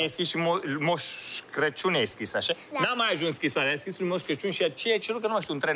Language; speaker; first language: Romanian; native; Romanian